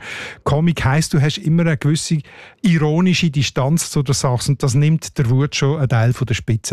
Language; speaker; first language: German; native; German